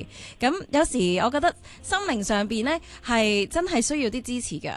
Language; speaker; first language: Cantonese; native; Cantonese